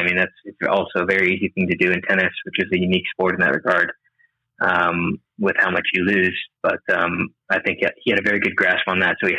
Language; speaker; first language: English; native; English